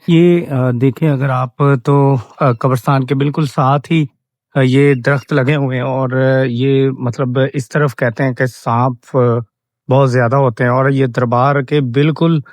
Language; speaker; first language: Urdu; non-native, local second language; Punjabi